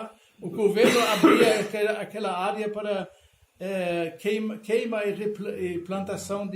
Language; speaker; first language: Portuguese; non-native, fluent; German